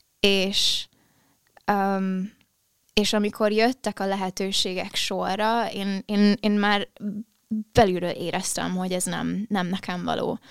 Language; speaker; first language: Hungarian; early bilingual, heritage; Hungarian